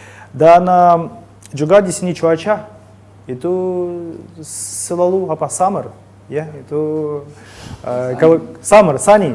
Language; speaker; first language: Indonesian; non-native, learner; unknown